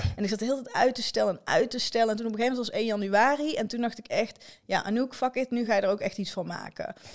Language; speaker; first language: Dutch; native; Dutch